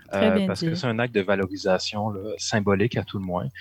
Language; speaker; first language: French; native; French